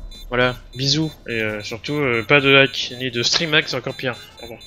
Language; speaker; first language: French; native; French